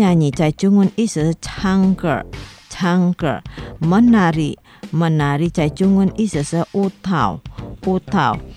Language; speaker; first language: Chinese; non-native, learner; Indonesian